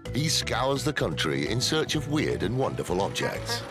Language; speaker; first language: English; native; English